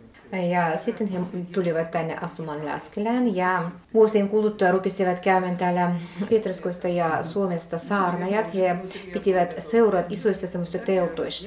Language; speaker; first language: Finnish; non-native, fluent; Russian